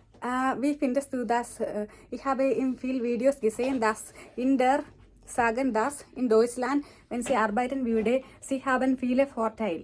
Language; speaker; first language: German; non-native, learner; Malayalam